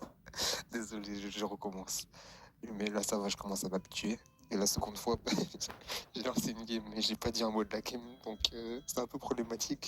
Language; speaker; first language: French; native; French